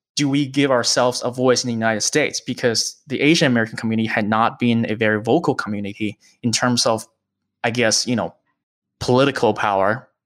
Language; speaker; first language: English; early bilingual, other home language; Chinese